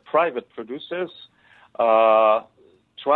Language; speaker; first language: English; non-native, fluent; Polish